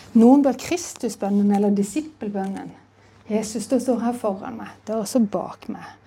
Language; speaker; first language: Norwegian; native; Norwegian